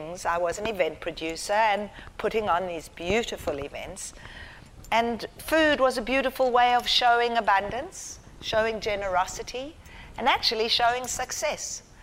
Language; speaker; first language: English; native; English